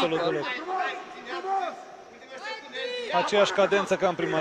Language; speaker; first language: Romanian; native; Romanian